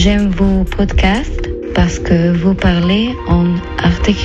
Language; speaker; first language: French; non-native, learner; Arabic